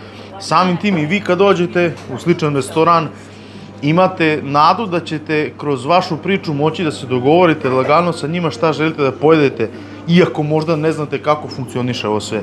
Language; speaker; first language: Bosnian; native; Bosnian